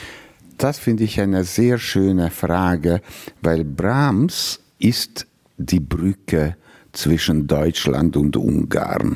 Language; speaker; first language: German; non-native, fluent; Hungarian